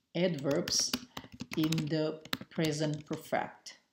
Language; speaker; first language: English; non-native, fluent; Indonesian